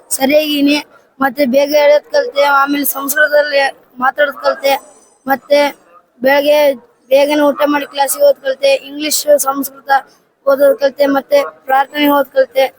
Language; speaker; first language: Kannada; native; Kannada